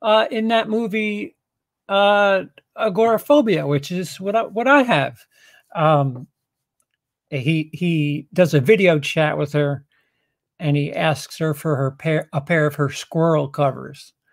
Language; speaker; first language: English; native; English